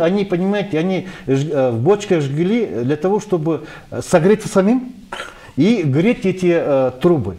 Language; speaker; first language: Russian; non-native, local second language; Kyrgyz